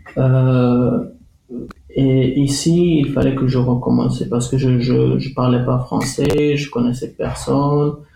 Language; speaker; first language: French; non-native, fluent; Kurdish